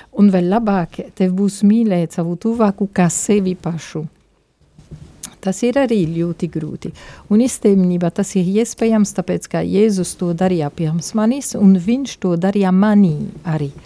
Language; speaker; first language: Latvian; non-native, fluent; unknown